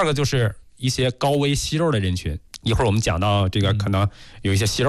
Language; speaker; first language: Chinese; native; Chinese